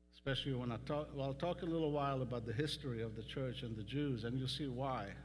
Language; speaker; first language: English; non-native, fluent; Hebrew